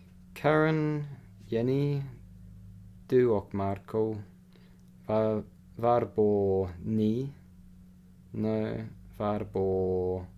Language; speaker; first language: Swedish; non-native, learner; English